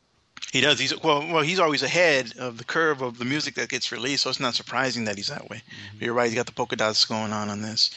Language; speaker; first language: English; native; English